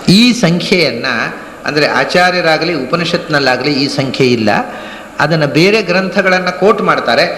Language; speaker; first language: Kannada; non-native, local second language; Tulu